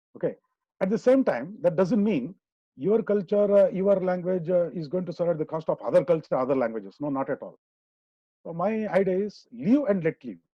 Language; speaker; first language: English; non-native, local second language; Kannada